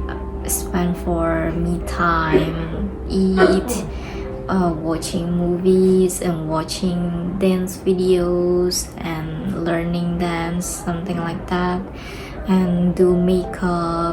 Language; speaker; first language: English; non-native, learner; Indonesian